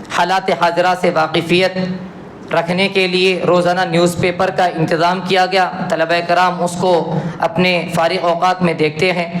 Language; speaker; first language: Urdu; native; Urdu